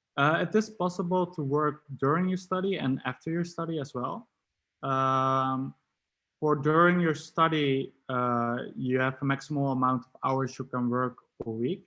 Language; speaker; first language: English; non-native, fluent; Dutch